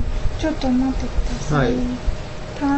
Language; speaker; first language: Japanese; non-native, learner; Chinese